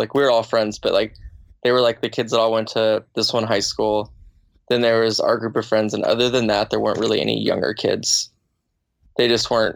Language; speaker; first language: English; native; English